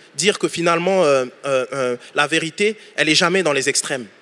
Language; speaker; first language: French; native; French